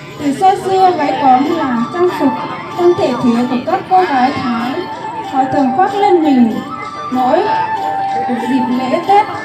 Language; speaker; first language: Vietnamese; non-native, local second language; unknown